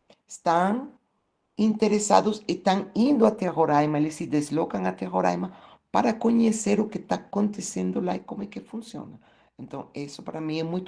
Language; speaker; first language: Portuguese; non-native, fluent; Spanish